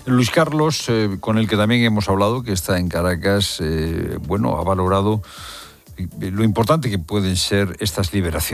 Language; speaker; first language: Spanish; native; Spanish